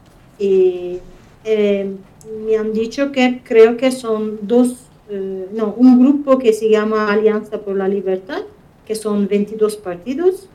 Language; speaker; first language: Spanish; non-native, fluent; Kurdish